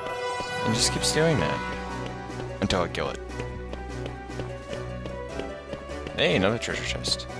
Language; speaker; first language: English; native; English